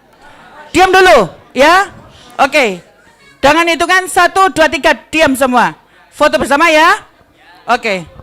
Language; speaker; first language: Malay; non-native, local second language; Javanese